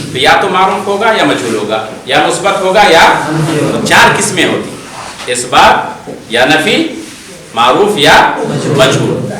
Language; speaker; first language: Urdu; non-native, local second language; Bangla